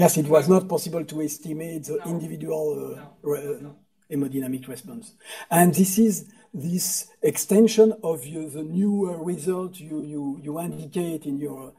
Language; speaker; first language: English; non-native, fluent; French